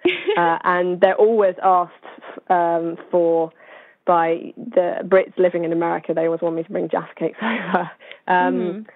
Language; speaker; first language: English; native; English